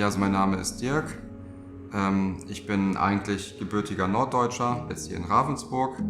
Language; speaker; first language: German; native; German